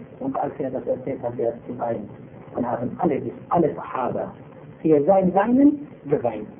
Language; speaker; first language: German; non-native, fluent; Arabic